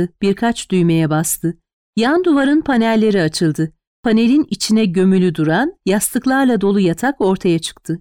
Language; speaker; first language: Turkish; native; Turkish